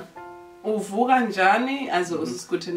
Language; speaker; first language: German; non-native, local second language; North Ndebele